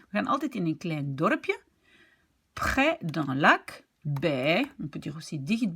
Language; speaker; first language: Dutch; non-native, fluent; French